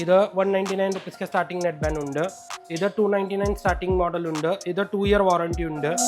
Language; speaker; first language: Malayalam; non-native, fluent; Hindi